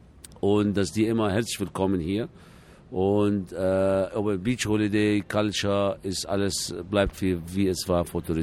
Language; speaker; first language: German; non-native, fluent; Arabic